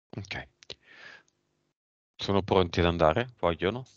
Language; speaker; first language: Italian; native; Italian